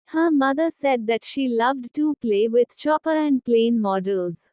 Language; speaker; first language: English; non-native, local second language; Hindi